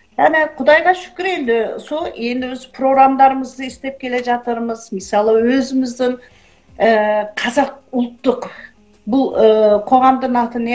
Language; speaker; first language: Kazakh; early bilingual, heritage; Kazakh